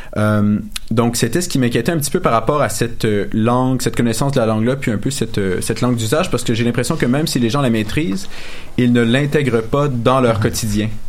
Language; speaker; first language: French; native; French